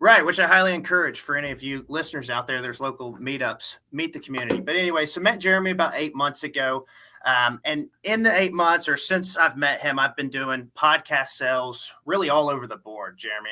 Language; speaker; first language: English; native; English